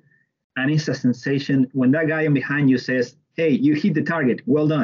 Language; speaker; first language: English; non-native, fluent; Spanish